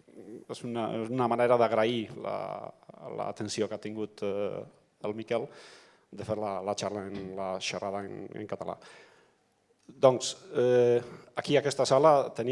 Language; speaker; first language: Catalan; non-native, learner; Basque